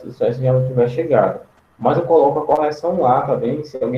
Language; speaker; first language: Portuguese; native; Portuguese